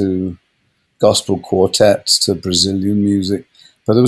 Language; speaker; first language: English; native; English